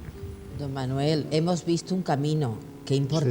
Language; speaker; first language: Spanish; native; Spanish